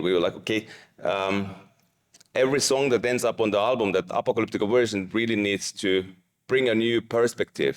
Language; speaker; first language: English; non-native, fluent; Finnish